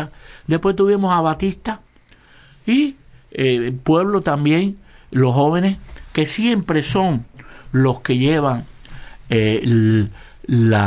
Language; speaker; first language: Spanish; native; Spanish